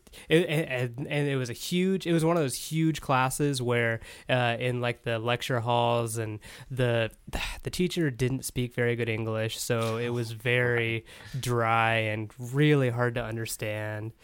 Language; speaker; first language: English; native; English